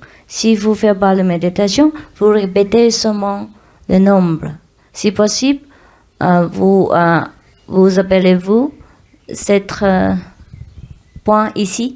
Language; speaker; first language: French; non-native, learner; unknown